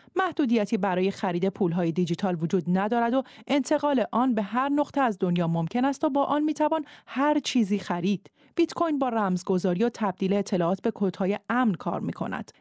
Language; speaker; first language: Persian; native; Persian